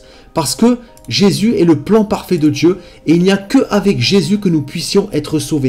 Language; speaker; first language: French; native; French